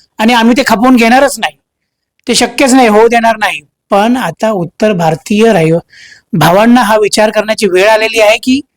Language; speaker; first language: Marathi; native; Marathi